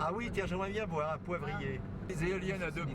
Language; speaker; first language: French; native; French